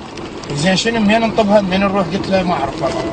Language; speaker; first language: Arabic; native; Arabic